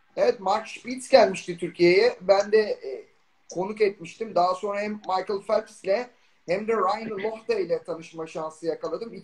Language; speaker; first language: Turkish; native; Turkish